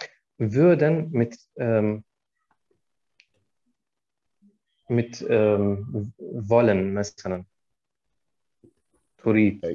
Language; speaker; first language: German; non-native, fluent; Arabic